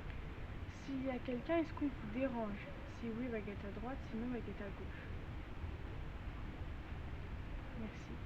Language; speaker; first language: French; native; French